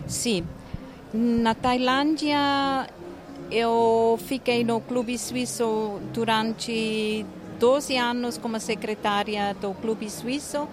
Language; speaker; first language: Portuguese; non-native, fluent; German